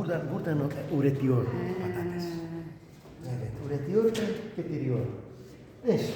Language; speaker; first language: Turkish; non-native, learner; Greek